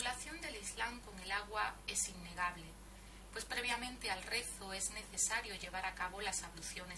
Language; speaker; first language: Spanish; native; Spanish